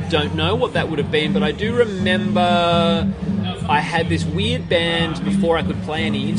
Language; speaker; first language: English; native; English